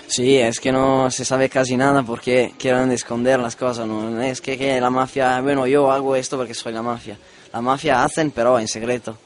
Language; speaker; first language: Spanish; non-native, learner; Italian